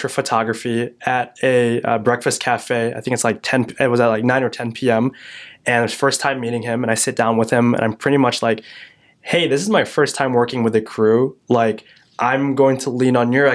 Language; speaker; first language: English; native; English